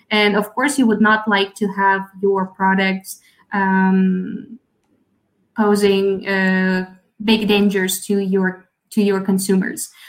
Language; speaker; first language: English; non-native, fluent; Russian